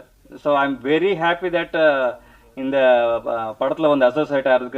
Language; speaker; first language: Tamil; non-native, learner; Kannada